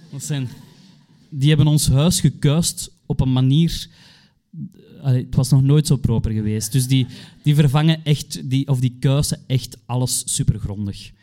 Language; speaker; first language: Dutch; native; Dutch